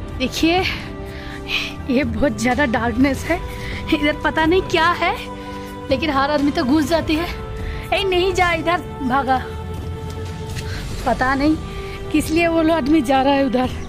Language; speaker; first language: Hindi; non-native, local second language; Bangla